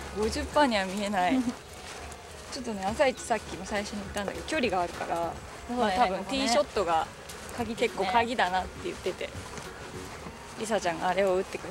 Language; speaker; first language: Japanese; native; Japanese